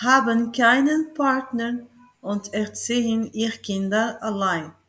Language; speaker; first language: German; non-native, learner; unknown